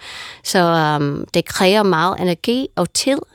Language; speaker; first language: Danish; non-native, fluent; English